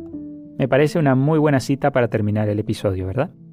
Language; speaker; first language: Spanish; native; Spanish